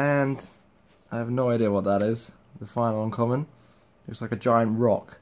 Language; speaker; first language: English; native; English